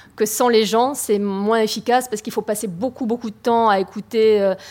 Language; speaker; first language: French; native; French